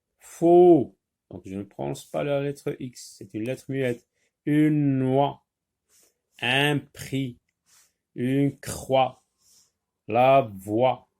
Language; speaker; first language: French; non-native, local second language; Arabic